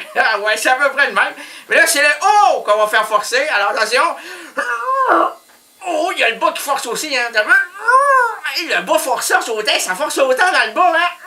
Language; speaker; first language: French; native; French